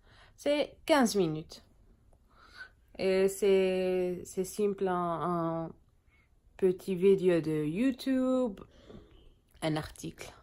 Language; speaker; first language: French; non-native, learner; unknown